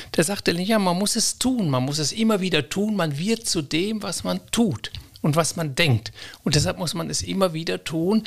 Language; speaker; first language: German; native; German